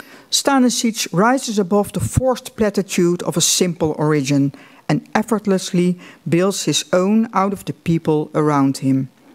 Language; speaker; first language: English; non-native, fluent; Dutch